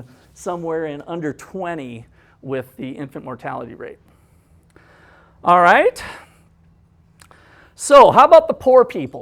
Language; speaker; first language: English; native; English